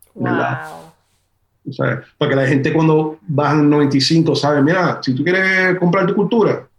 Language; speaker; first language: Spanish; early bilingual, heritage; Spanish